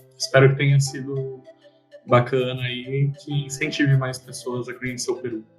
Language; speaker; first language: Portuguese; native; Portuguese